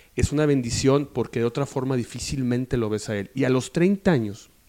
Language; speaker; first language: Spanish; native; Spanish